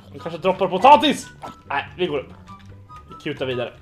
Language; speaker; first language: Swedish; native; Swedish